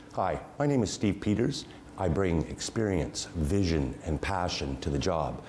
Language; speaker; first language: English; native; English